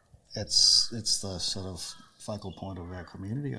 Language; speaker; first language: English; native; English